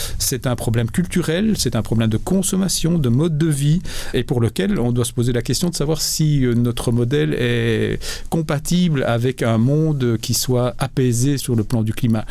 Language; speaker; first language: French; native; French